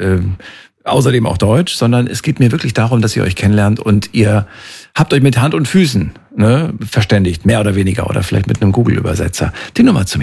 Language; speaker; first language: German; native; German